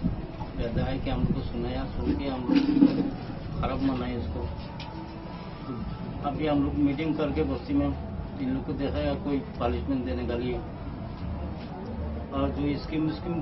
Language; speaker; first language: Hindi; non-native, local second language; Bangla